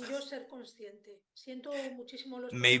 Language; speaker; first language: Spanish; native; Spanish